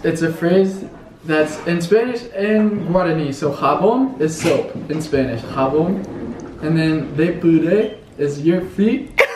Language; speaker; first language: English; native; English